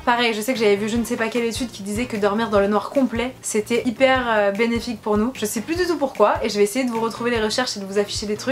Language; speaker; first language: French; native; French